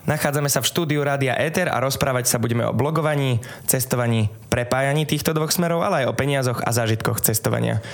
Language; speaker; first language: Slovak; native; Slovak